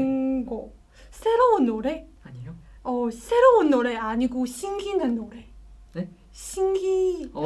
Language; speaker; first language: Korean; non-native, learner; Chinese